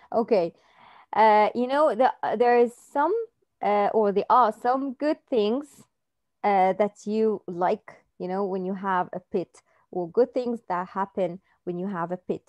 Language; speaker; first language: English; non-native, fluent; Arabic